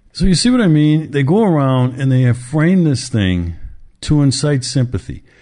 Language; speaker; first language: English; native; English